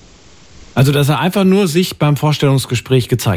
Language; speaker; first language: German; native; German